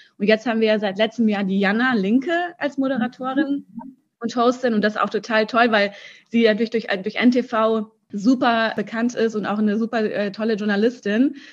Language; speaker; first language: German; early bilingual, other home language; Russian